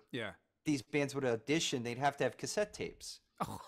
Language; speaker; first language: English; native; English